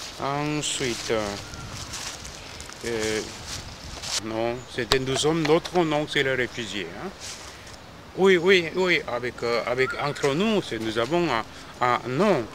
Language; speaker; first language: French; non-native, fluent; Korean